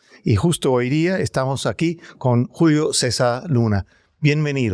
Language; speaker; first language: Spanish; non-native, learner; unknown